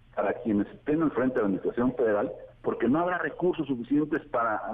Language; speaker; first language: Spanish; native; Spanish